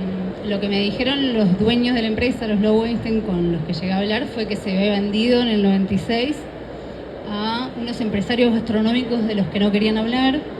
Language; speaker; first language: Spanish; native; Spanish